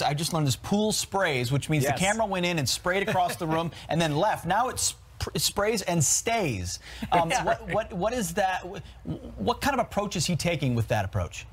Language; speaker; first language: English; native; English